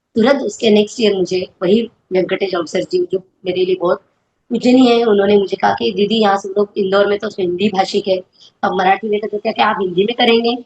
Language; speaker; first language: Hindi; non-native, local second language; Marathi